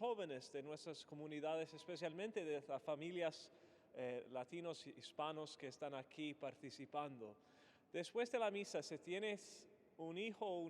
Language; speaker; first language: Spanish; non-native, fluent; English